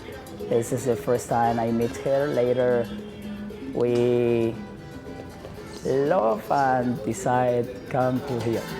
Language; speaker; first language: English; non-native, learner; Spanish